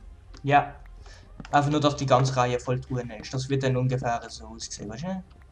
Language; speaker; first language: German; native; German